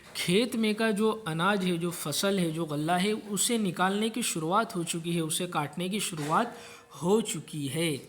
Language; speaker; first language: Urdu; non-native, local second language; Marathi